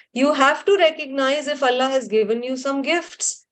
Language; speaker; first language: English; non-native, local second language; Urdu